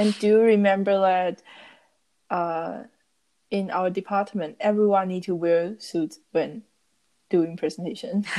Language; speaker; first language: English; non-native, learner; Chinese